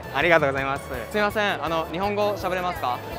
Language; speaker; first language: Japanese; non-native, fluent; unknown